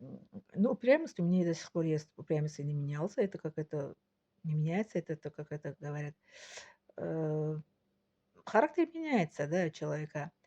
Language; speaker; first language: Russian; non-native, local second language; Tajik